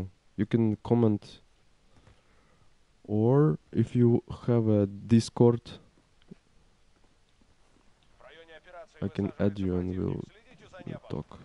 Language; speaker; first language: English; non-native, learner; Ukrainian